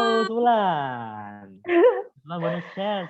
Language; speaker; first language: English; non-native, fluent; Indonesian